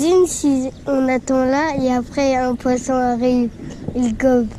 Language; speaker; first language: French; native; French